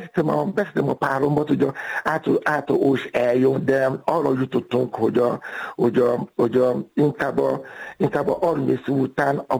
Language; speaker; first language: Hungarian; non-native, fluent; Yoruba